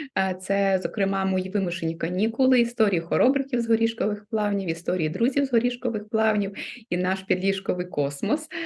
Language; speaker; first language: Ukrainian; non-native, local second language; Russian